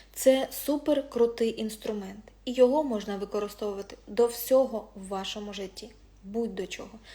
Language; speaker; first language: Ukrainian; non-native, local second language; Russian